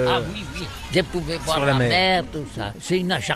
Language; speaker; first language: French; non-native, learner; Catalan